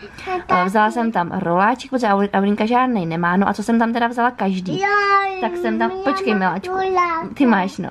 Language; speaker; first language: Czech; native; Czech